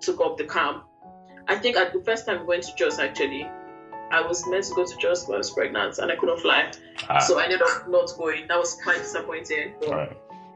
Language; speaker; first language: English; non-native, local second language; Yoruba